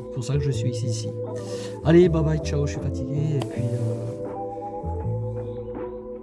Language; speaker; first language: French; native; French